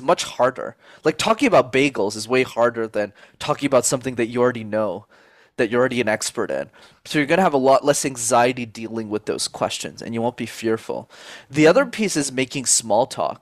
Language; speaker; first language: English; native; English